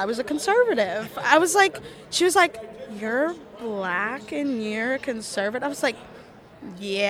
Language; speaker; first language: English; native; English